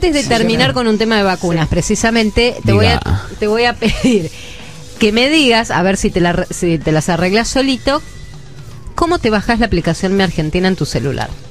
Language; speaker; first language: Spanish; native; Spanish